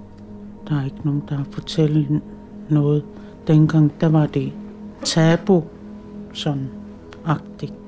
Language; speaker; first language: Danish; non-native, local second language; Kalaallisut